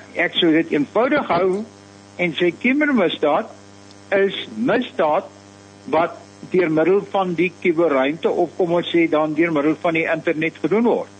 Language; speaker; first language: Afrikaans; native; Afrikaans